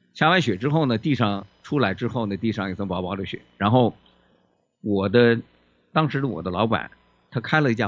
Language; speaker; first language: Chinese; native; Chinese